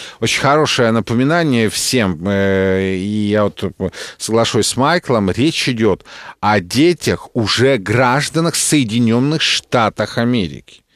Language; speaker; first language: Russian; native; Russian